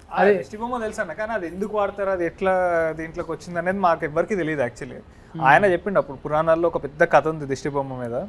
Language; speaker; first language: Telugu; native; Telugu